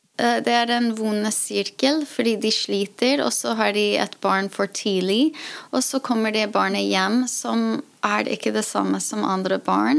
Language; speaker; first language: Norwegian; non-native, fluent; English